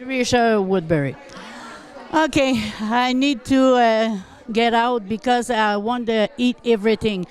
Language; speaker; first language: English; non-native, local second language; French